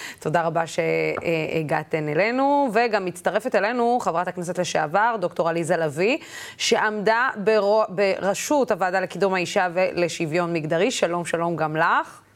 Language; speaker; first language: Hebrew; non-native, local second language; Arabic